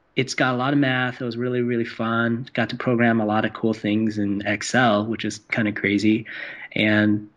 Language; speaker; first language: English; non-native, local second language; Cantonese